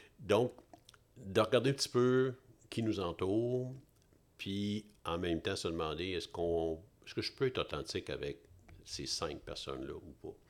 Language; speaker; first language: French; native; French